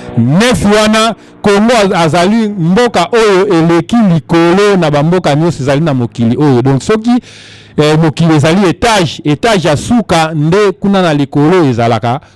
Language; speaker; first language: Lingala; non-native, local second language; Kongo